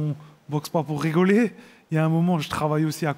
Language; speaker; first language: French; native; French